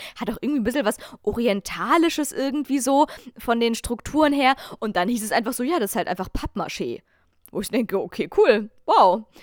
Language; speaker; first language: German; native; German